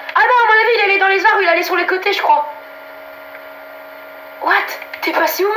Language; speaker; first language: French; native; French